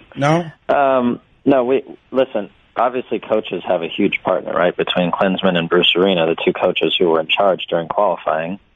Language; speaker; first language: English; native; English